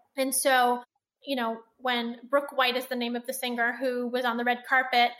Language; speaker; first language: English; native; English